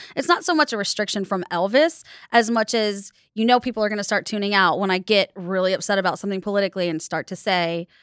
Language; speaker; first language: English; native; English